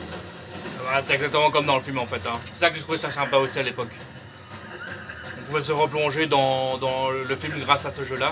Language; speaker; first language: French; native; French